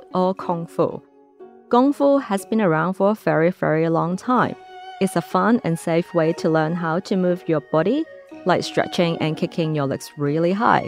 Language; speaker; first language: English; non-native, local second language; Cantonese